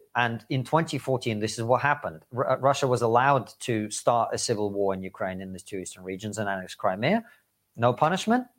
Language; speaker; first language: English; early bilingual, other home language; Russian